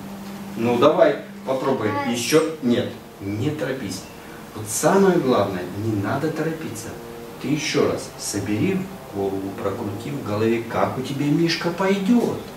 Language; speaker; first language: Russian; native; Russian